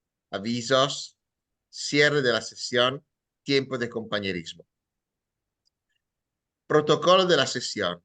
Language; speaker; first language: Spanish; native; Spanish